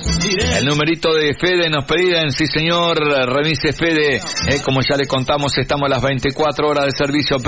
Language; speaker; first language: Spanish; native; Spanish